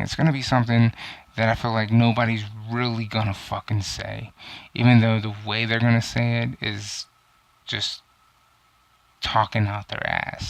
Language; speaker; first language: English; native; English